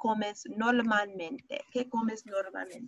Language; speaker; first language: Spanish; non-native, fluent; English